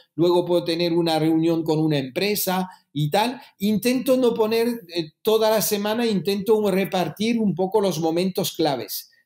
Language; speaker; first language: Spanish; early bilingual, heritage; French